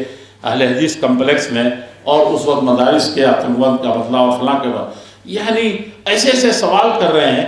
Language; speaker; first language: Urdu; native; Urdu